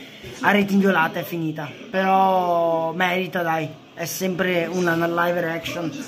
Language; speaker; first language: Italian; native; Italian